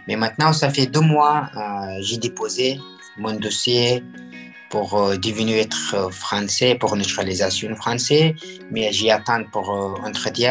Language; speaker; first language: French; non-native, learner; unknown